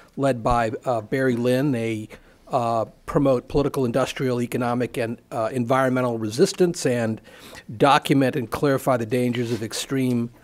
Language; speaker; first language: English; native; English